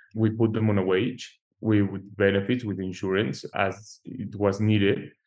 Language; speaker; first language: English; non-native, fluent; Spanish